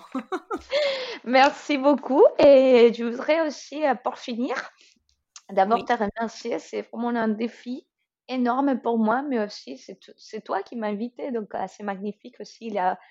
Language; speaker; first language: French; non-native, fluent; Spanish